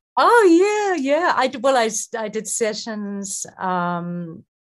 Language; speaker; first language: English; native; English